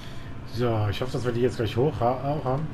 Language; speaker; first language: German; native; German